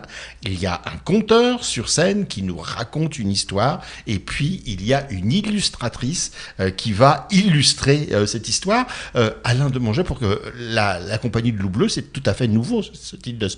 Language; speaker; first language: French; native; French